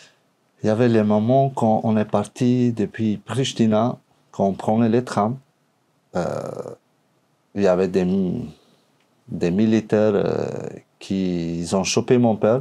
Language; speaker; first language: French; non-native, learner; Albanian